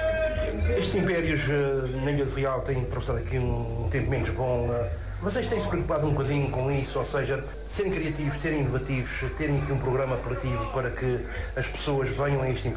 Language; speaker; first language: Portuguese; native; Portuguese